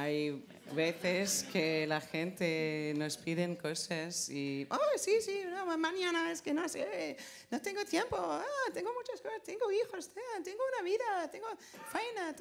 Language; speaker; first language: Spanish; non-native, fluent; English